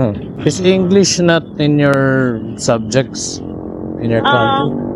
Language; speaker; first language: English; non-native, local second language; Filipino